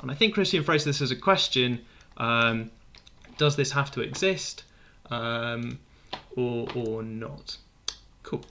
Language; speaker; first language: English; native; English